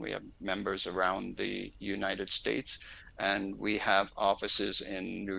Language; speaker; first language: English; native; English